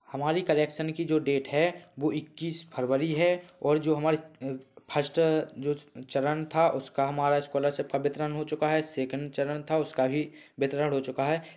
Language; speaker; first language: Hindi; native; Hindi